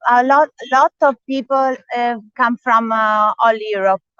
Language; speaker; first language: English; non-native, learner; Italian